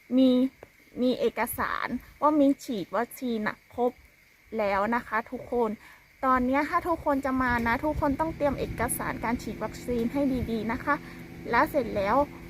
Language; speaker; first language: Thai; native; Thai